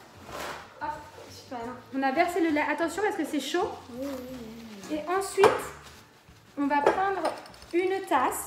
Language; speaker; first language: French; native; French